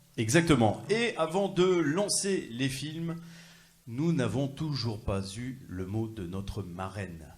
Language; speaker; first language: French; native; French